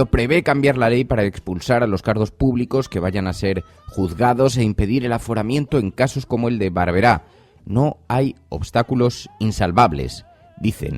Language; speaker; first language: Spanish; native; Spanish